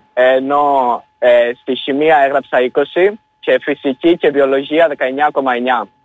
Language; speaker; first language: Greek; early bilingual, other home language; Albanian